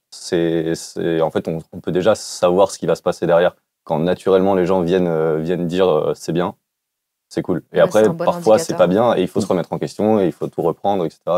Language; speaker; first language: French; native; French